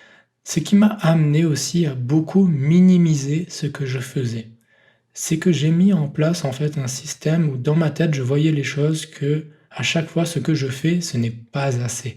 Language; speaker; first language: French; native; French